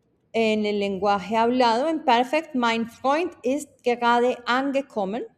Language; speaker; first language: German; non-native, fluent; Spanish